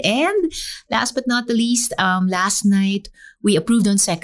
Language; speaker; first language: English; non-native, local second language; Filipino